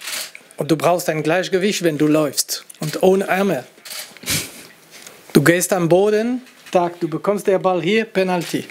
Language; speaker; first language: German; non-native, fluent; French